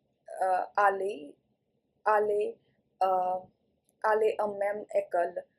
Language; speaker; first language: French; non-native, learner; Punjabi